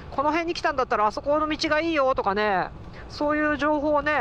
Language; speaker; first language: Japanese; native; Japanese